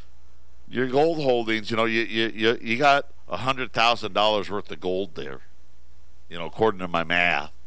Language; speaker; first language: English; native; English